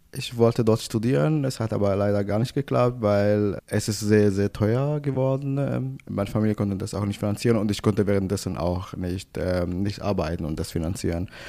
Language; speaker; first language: German; non-native, fluent; Arabic